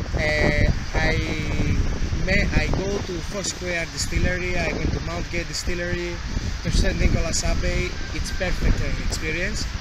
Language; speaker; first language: English; non-native, learner; Greek